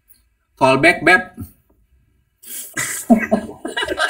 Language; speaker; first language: English; non-native, fluent; Indonesian